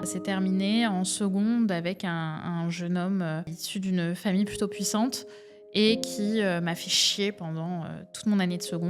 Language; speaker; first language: French; native; French